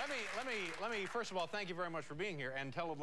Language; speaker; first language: English; native; English